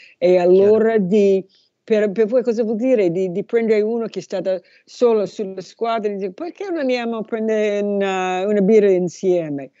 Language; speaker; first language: Italian; non-native, learner; English